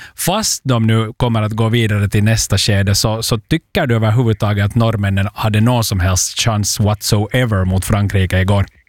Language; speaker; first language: Swedish; native; Swedish